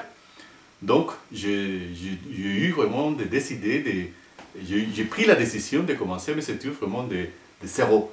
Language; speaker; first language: French; non-native, fluent; Spanish